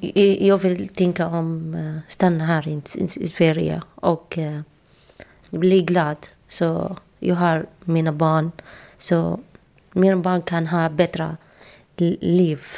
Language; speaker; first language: Swedish; non-native, learner; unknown